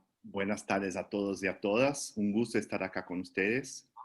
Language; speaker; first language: Spanish; non-native, fluent; Portuguese